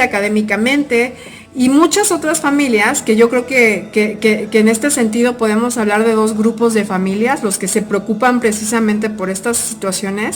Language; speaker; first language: Spanish; native; Spanish